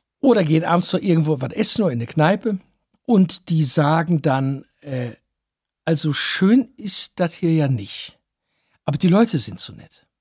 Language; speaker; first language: German; native; German